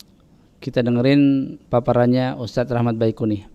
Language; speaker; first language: Indonesian; native; Indonesian